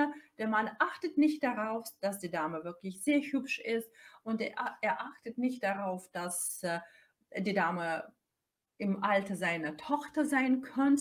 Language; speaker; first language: German; non-native, fluent; Russian